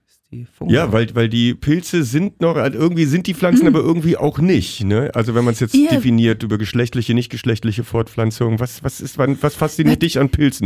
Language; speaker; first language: German; native; German